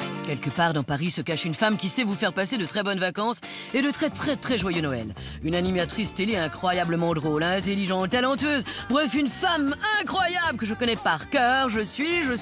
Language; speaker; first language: French; native; French